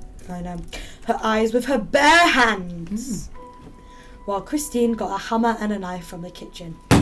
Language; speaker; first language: English; native; English